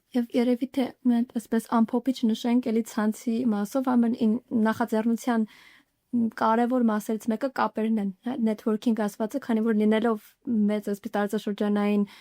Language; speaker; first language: Armenian; native; Armenian